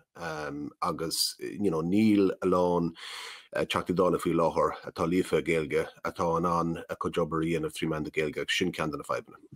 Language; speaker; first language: Irish; non-native, local second language; English